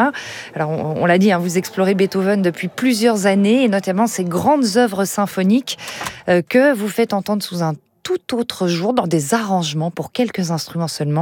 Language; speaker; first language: French; native; French